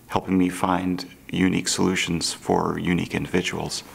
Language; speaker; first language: English; native; English